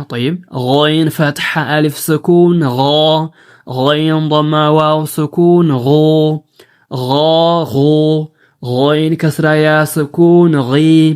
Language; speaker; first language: Arabic; non-native, fluent; Amharic